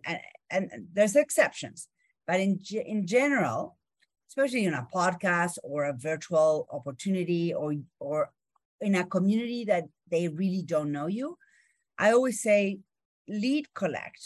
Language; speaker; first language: English; non-native, fluent; Spanish